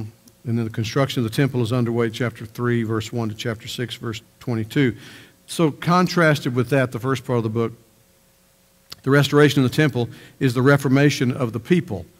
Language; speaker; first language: English; native; English